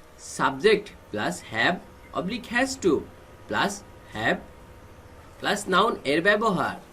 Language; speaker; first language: English; non-native, fluent; Bangla